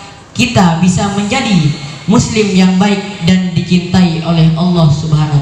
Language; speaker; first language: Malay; non-native, local second language; Madurese